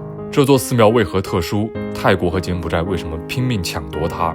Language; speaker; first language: Chinese; native; Chinese